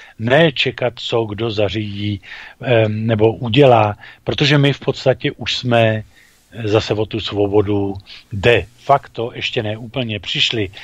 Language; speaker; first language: Czech; native; Czech